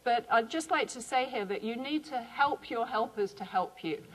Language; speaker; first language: English; native; English